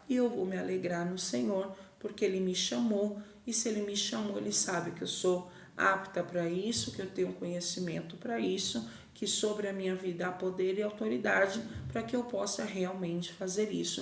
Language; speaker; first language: Portuguese; native; Portuguese